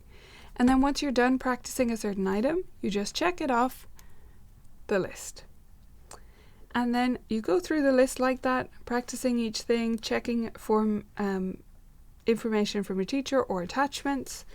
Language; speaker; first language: English; native; English